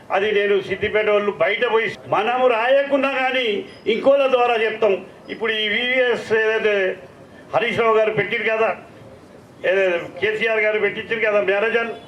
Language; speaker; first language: Telugu; native; Telugu